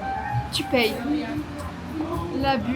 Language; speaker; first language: French; native; French